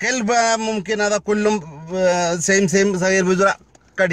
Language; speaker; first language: Arabic; non-native, learner; Malayalam